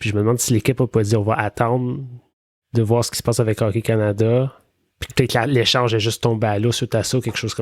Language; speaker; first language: French; native; French